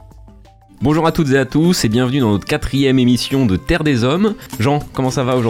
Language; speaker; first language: French; native; French